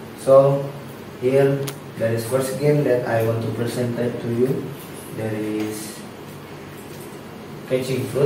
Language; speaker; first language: English; non-native, learner; Indonesian